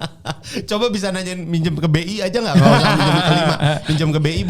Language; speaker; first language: Indonesian; native; Indonesian